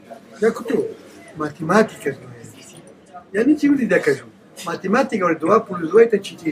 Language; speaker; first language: Russian; non-native, learner; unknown